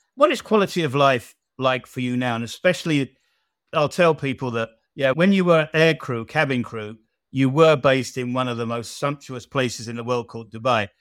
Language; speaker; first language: English; native; English